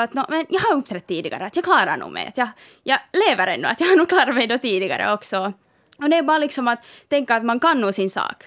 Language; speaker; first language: Swedish; native; Swedish